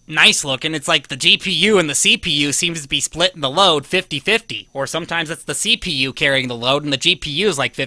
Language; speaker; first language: English; native; English